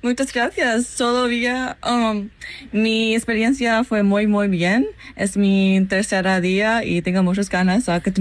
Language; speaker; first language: Spanish; non-native, learner; English